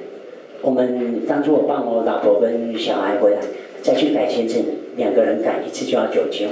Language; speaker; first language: Chinese; native; Chinese